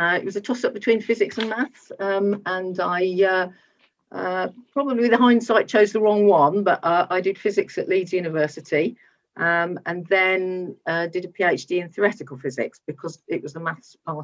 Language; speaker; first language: English; native; English